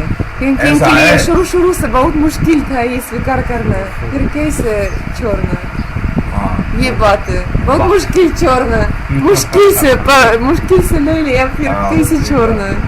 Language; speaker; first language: Hindi; non-native, fluent; Russian